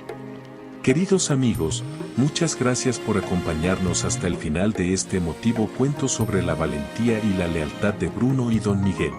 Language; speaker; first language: Spanish; native; Spanish